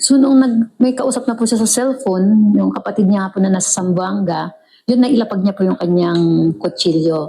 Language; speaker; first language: Filipino; native; Filipino